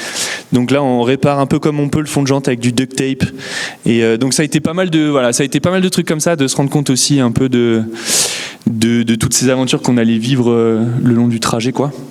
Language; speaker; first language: French; native; French